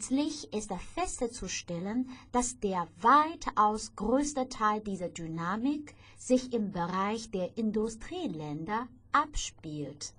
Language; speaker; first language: German; non-native, fluent; Chinese